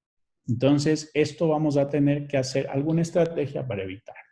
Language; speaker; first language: Spanish; native; Spanish